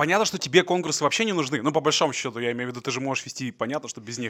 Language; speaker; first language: Russian; native; Russian